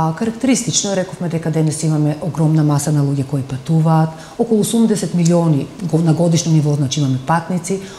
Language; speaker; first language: Macedonian; native; Macedonian